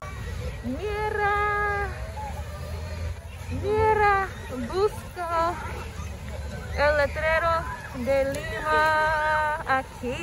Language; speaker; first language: Spanish; non-native, learner; English